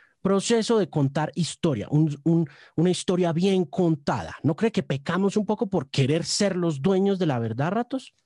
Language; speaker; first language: Spanish; native; Spanish